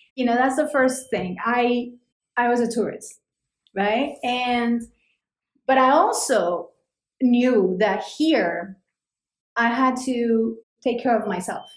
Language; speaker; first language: English; non-native, fluent; Spanish